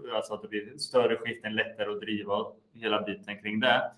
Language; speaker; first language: Swedish; native; Swedish